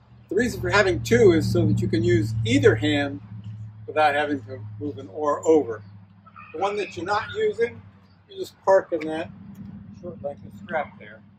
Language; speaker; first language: English; native; English